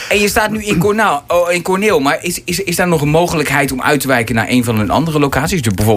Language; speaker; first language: Dutch; native; Dutch